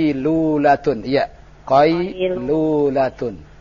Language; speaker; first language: Arabic; non-native, fluent; Indonesian